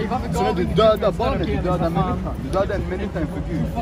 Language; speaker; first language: Swedish; non-native, fluent; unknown